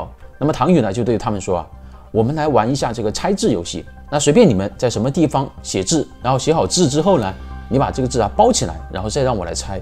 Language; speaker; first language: Chinese; native; Chinese